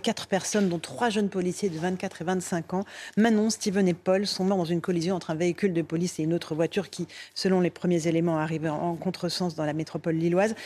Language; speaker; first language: French; native; French